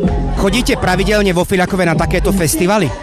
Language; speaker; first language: Slovak; native; Slovak